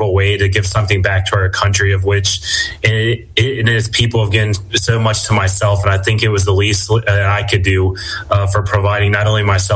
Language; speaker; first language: English; native; English